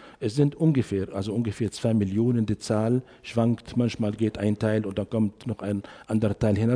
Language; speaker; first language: German; non-native, fluent; Arabic